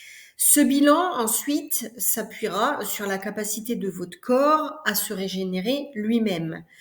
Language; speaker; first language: French; native; French